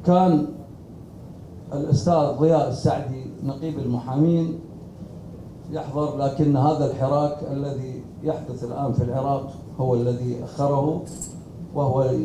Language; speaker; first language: Arabic; native; Arabic